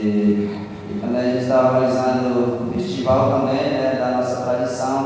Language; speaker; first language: Portuguese; non-native, local second language; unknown